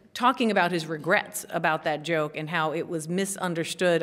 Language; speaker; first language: English; native; English